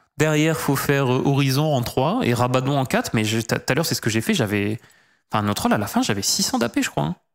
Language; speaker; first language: French; native; French